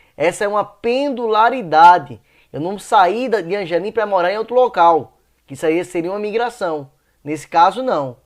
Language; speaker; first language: Portuguese; native; Portuguese